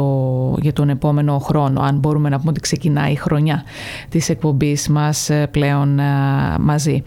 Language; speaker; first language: Greek; native; Greek